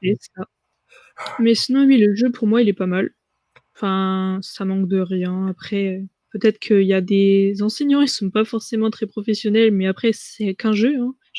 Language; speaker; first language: French; native; French